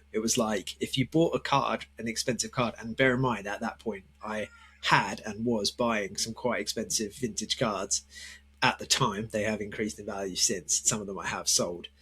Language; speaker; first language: English; native; English